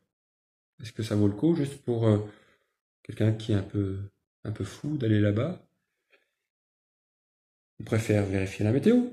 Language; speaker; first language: French; native; French